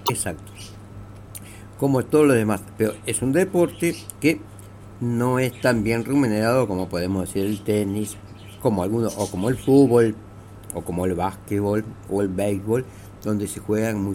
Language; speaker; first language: Spanish; native; Spanish